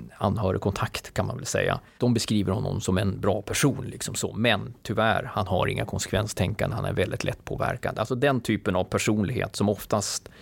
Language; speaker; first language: Swedish; native; Swedish